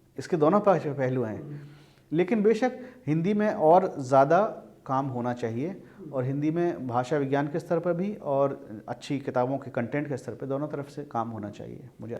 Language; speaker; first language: Hindi; native; Hindi